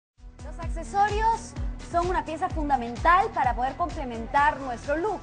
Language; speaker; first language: Spanish; native; Spanish